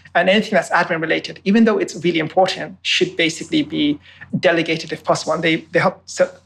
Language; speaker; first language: English; native; English